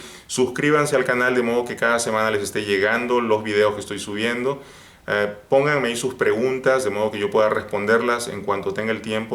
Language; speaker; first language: Spanish; native; Spanish